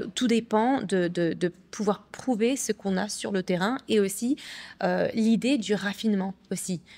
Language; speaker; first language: French; early bilingual, other home language; English